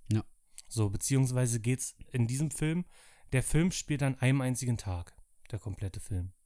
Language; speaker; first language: German; native; German